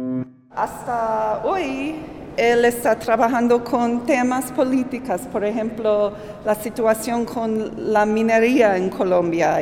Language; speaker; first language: Spanish; non-native, fluent; English